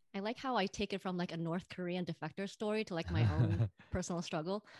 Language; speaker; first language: English; non-native, fluent; Indonesian